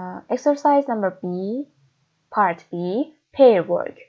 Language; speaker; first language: English; non-native, fluent; Persian